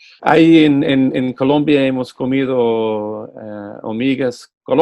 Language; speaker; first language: Spanish; non-native, fluent; English